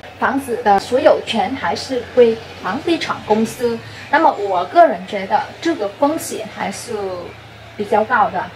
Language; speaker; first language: Chinese; non-native, fluent; Vietnamese